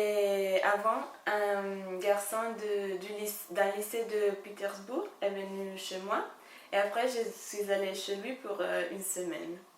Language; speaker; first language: French; non-native, fluent; Italian